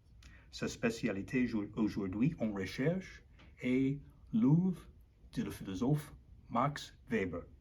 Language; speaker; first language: French; non-native, learner; English